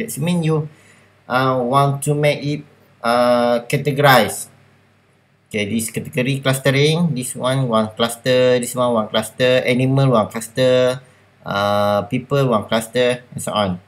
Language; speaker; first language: English; non-native, local second language; Malay